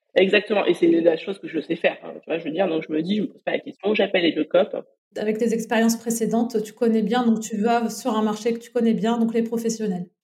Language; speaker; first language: French; native; French